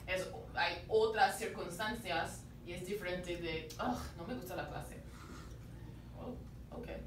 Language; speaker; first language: Spanish; non-native, fluent; English